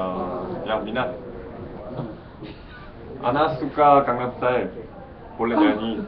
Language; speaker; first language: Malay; non-native, learner; Korean